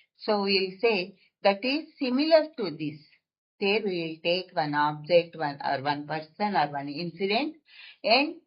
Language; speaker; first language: English; non-native, local second language; Telugu